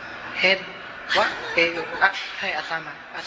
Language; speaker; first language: Japanese; non-native, learner; Cebuano